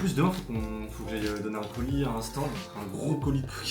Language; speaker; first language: French; native; French